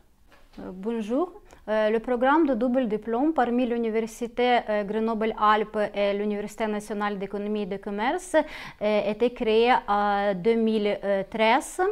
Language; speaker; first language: French; non-native, local second language; Ukrainian